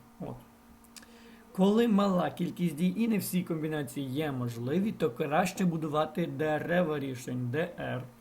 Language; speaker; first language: Ukrainian; non-native, local second language; Russian